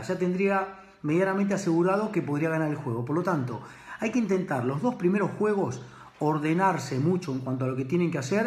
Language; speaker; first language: Spanish; native; Spanish